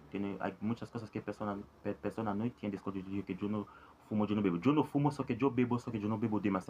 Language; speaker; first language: Spanish; non-native, learner; Haitian Creole